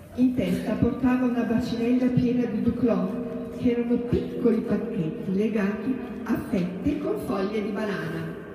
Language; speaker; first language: Italian; non-native, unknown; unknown